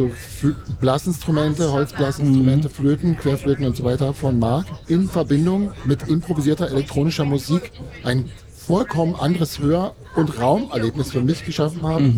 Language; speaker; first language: German; native; German